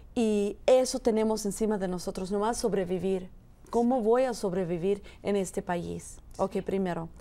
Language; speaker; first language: Spanish; early bilingual, heritage; Spanish